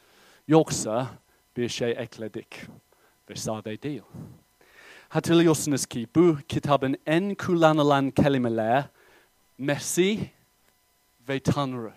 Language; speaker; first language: Turkish; non-native, fluent; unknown